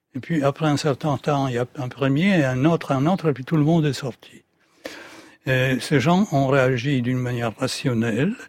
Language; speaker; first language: French; non-native, fluent; Russian